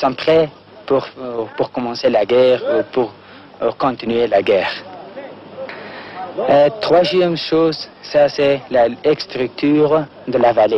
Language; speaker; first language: French; non-native, learner; Persian